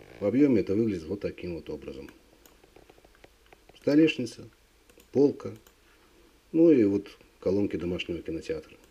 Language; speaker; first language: Russian; native; Russian